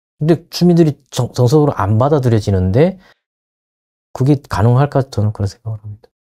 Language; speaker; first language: Korean; native; Korean